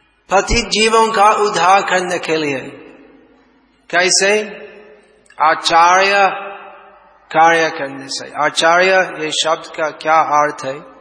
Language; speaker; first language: Hindi; non-native, fluent; English